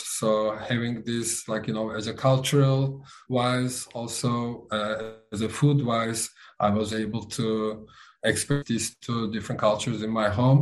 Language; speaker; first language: English; non-native, fluent; Turkish